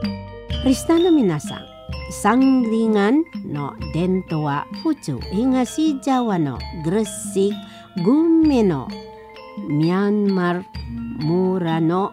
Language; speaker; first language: Japanese; non-native, learner; Indonesian